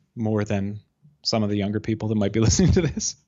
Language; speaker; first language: English; native; English